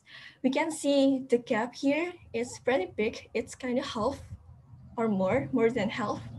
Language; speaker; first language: English; non-native, fluent; Indonesian